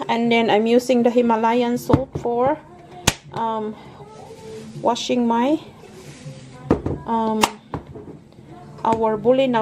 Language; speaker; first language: English; non-native, local second language; Filipino